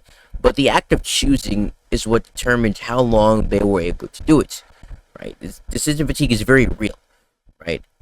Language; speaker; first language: English; native; English